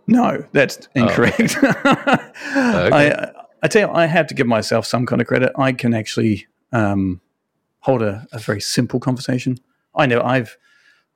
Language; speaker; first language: English; native; English